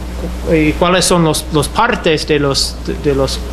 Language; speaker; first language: Spanish; non-native, fluent; English